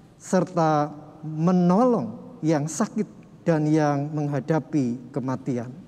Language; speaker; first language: Indonesian; native; Indonesian